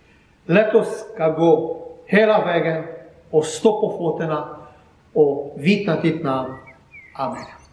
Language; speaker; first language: Swedish; non-native, learner; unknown